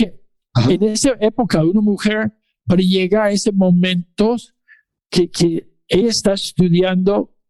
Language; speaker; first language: Spanish; non-native, fluent; English